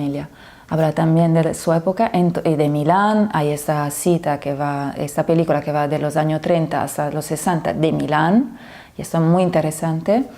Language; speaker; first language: Spanish; non-native, fluent; Italian